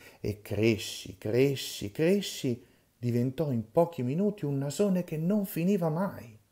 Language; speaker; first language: Italian; native; Italian